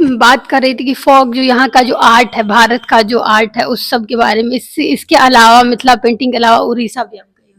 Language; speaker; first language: Hindi; native; Hindi